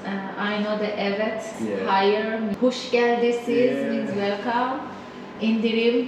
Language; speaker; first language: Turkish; non-native, learner; Persian